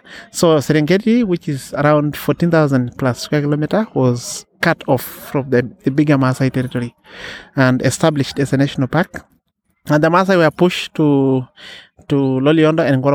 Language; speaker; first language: English; non-native, local second language; Masai